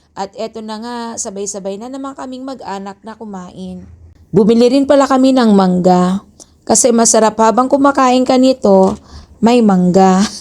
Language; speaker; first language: Filipino; native; Filipino